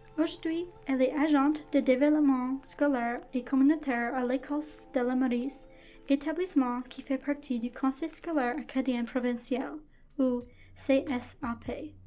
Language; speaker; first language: French; non-native, local second language; English